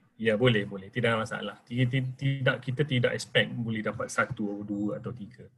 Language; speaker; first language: Malay; native; Malay